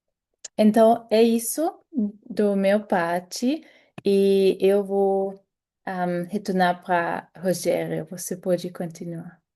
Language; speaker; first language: Portuguese; non-native, fluent; German